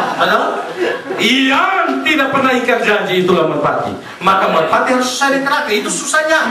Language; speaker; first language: Indonesian; native; Indonesian